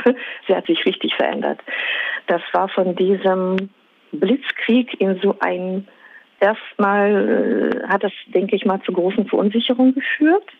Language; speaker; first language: German; non-native, fluent; Russian